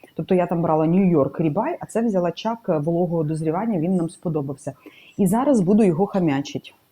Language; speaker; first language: Ukrainian; native; Ukrainian